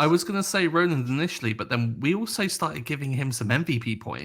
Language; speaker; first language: English; native; English